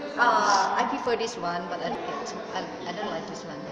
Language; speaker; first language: English; non-native, learner; Thai